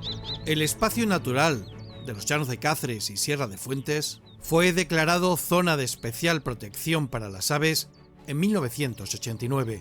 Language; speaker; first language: Spanish; native; Spanish